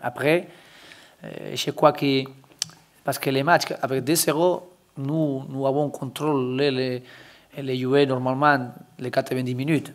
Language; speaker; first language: French; non-native, learner; Spanish